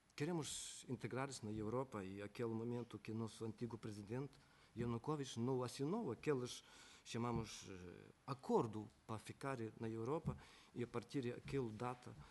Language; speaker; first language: Portuguese; non-native, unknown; Ukrainian